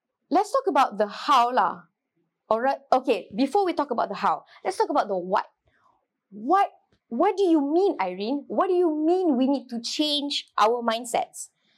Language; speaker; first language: English; non-native, local second language; Malay